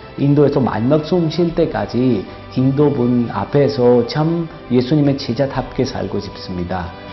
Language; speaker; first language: Korean; non-native, fluent; Hindi